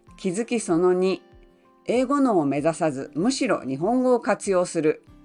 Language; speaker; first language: Japanese; native; Japanese